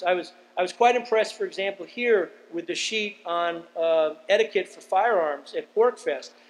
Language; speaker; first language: English; native; English